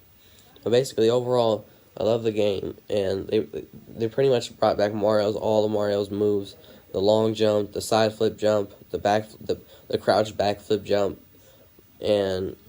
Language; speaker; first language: English; native; English